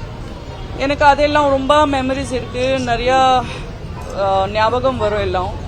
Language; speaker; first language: Tamil; non-native, fluent; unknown